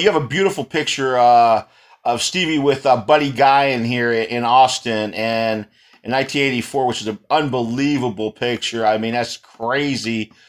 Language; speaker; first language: English; native; English